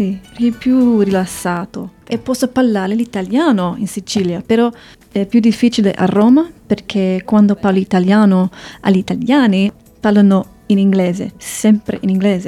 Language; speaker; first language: Italian; non-native, fluent; English